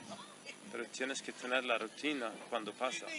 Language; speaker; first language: Spanish; non-native, fluent; Swedish